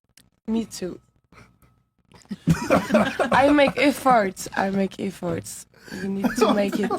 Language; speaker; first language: English; non-native, learner; French